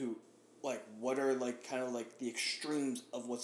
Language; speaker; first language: English; early bilingual, other home language; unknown